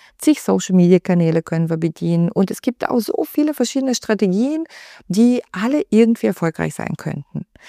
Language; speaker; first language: German; non-native, fluent; Bulgarian